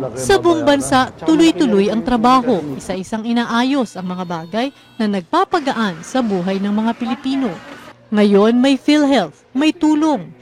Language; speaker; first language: Filipino; native; Filipino